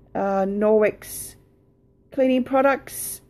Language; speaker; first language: English; native; English